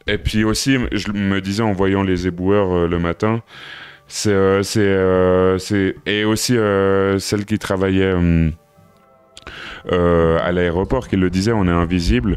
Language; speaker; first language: French; native; French